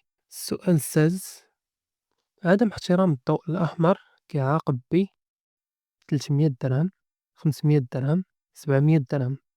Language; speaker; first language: Arabic; native; Arabic